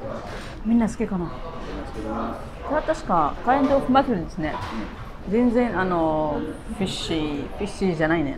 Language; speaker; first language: Japanese; non-native, learner; Arabic